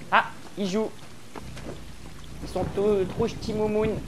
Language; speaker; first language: French; native; French